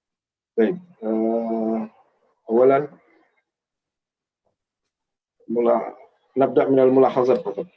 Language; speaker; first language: Arabic; non-native, fluent; Indonesian